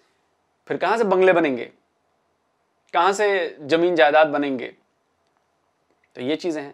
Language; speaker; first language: Hindi; native; Hindi